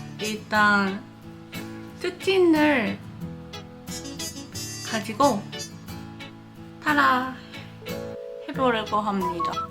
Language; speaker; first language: Korean; non-native, learner; Japanese